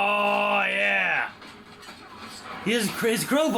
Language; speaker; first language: English; native; English